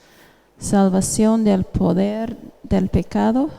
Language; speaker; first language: Spanish; non-native, fluent; English